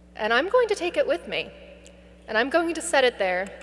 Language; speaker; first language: English; native; English